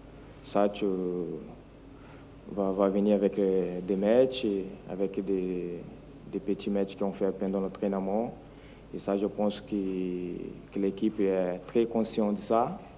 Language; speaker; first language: French; non-native, fluent; Portuguese